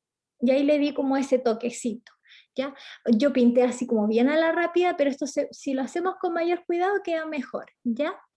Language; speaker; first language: Spanish; native; Spanish